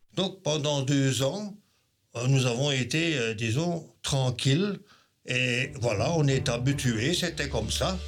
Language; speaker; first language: French; native; French